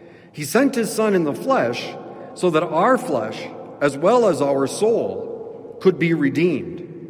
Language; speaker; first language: English; native; English